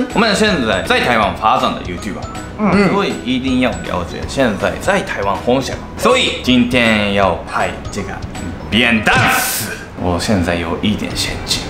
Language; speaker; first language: Chinese; non-native, fluent; Japanese